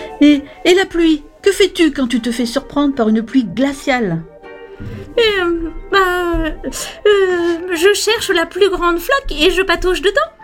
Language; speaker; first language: French; native; French